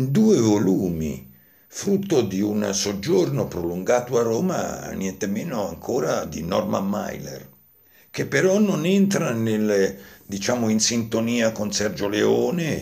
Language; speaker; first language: Italian; native; Italian